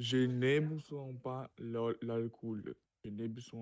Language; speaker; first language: French; non-native, learner; Russian